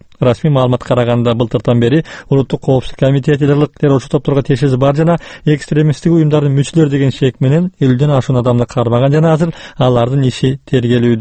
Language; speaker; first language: Kyrgyz; native; Kyrgyz